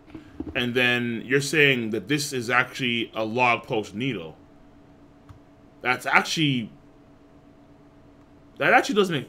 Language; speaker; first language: English; native; English